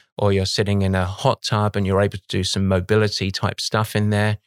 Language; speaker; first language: English; native; English